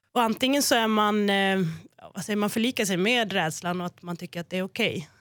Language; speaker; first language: Swedish; native; Swedish